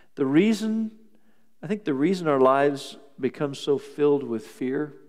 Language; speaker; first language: English; native; English